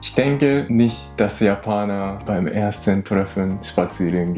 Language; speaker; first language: German; non-native, learner; Japanese